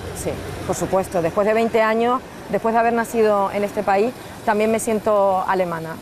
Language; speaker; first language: Spanish; native; Spanish